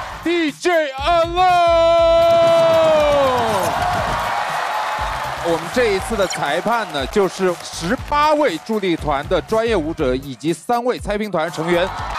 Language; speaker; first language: Chinese; native; Chinese